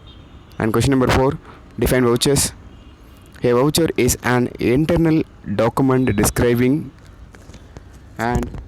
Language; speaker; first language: English; non-native, local second language; Tamil